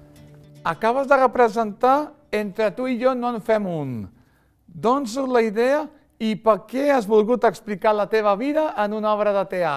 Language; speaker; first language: Catalan; native; Catalan